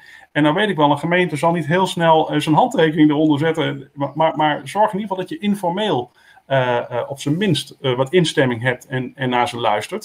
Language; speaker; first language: Dutch; native; Dutch